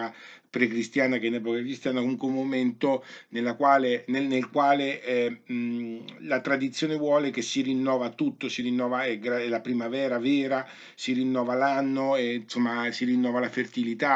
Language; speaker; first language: Italian; native; Italian